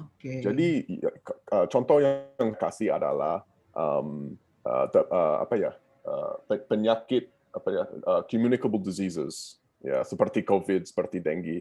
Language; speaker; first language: Indonesian; non-native, fluent; English